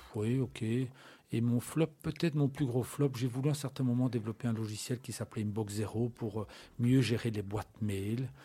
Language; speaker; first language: French; native; French